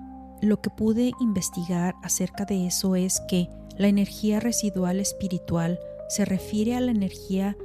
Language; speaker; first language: Spanish; native; Spanish